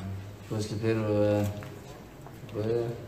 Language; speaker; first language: Russian; non-native, learner; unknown